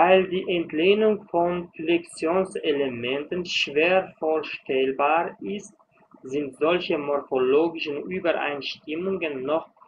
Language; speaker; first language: German; non-native, fluent; Uzbek